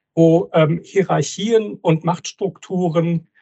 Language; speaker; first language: German; native; German